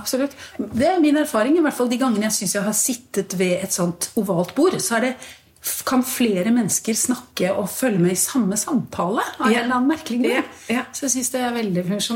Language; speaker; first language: Norwegian; native; Norwegian